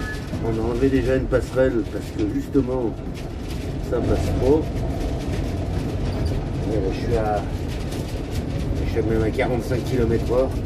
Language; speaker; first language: French; native; French